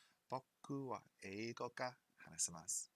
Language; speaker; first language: Japanese; non-native, learner; English